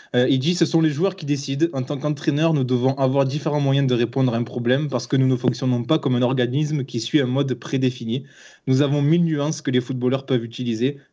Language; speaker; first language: French; native; French